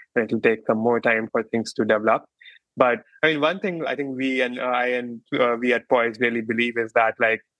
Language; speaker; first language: English; non-native, local second language; Hindi